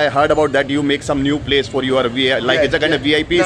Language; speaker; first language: English; non-native, local second language; Hindi